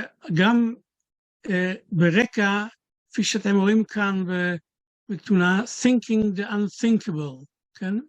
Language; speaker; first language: Hebrew; non-native, fluent; Dutch